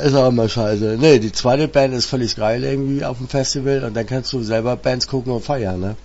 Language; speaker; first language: German; native; German